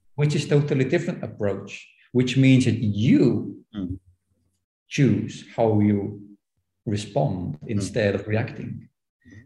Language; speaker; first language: English; non-native, fluent; Estonian